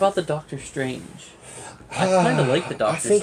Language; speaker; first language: English; native; English